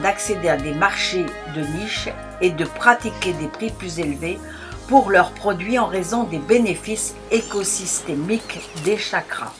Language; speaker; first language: French; native; French